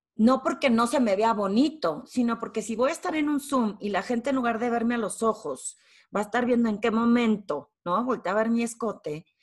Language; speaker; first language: Spanish; native; Spanish